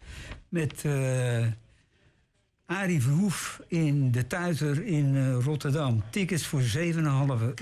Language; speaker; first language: Dutch; native; Dutch